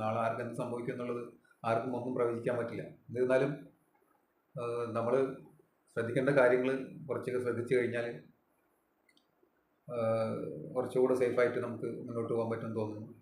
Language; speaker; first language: Malayalam; native; Malayalam